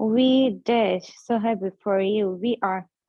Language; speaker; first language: English; non-native, learner; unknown